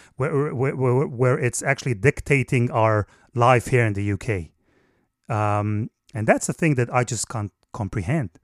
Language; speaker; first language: English; non-native, fluent; Hebrew